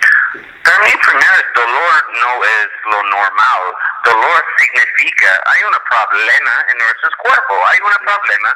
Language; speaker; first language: Spanish; non-native, fluent; English